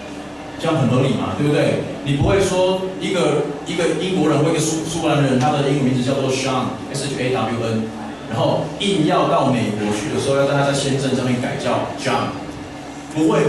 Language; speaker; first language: Chinese; native; Chinese